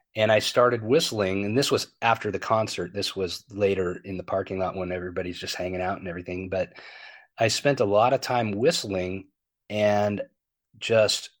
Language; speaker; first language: English; native; English